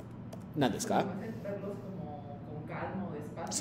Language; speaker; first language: Japanese; non-native, fluent; Spanish